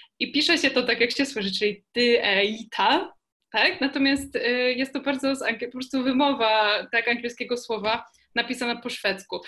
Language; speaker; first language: Polish; native; Polish